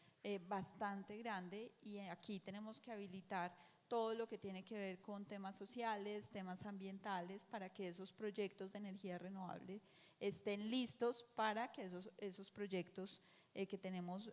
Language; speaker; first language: Spanish; native; Spanish